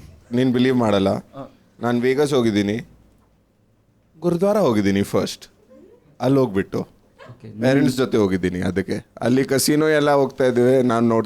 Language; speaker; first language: Kannada; non-native, learner; Punjabi